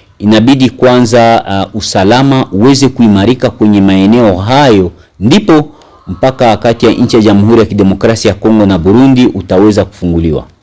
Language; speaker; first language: Swahili; native; Swahili